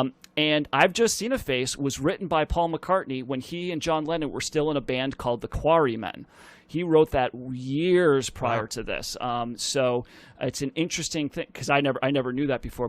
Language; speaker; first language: English; native; English